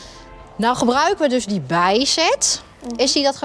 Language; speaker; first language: Dutch; native; Dutch